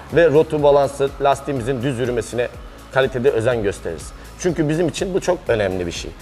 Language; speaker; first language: Turkish; native; Turkish